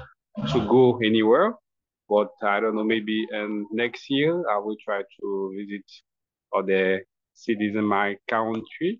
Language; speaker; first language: English; non-native, learner; Haitian Creole